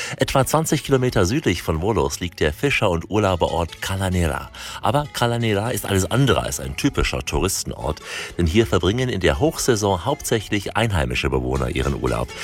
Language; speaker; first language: German; native; German